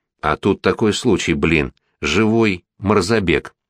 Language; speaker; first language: Russian; native; Russian